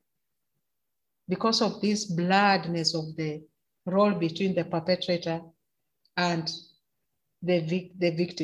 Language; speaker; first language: English; non-native, local second language; Luyia